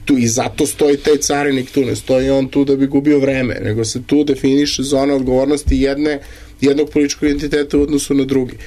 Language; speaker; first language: Serbian; native; Serbian